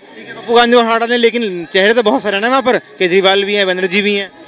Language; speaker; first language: Hindi; native; Hindi